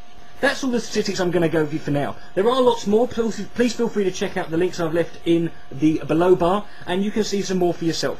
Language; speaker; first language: English; native; English